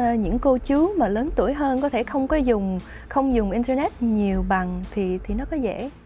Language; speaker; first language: Vietnamese; early bilingual, heritage; Vietnamese